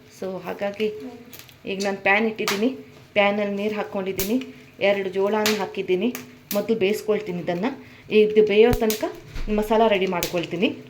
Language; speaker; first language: Kannada; non-native, local second language; Konkani